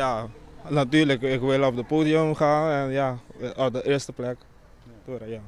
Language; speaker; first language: Dutch; non-native, local second language; Papiamento